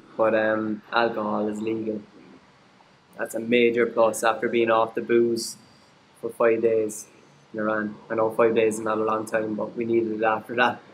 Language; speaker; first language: English; native; English